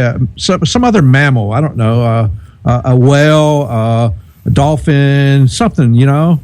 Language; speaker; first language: English; native; English